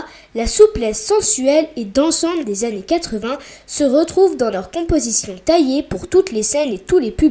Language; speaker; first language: French; native; French